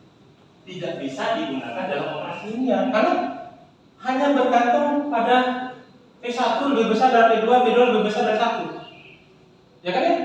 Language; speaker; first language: Indonesian; native; Indonesian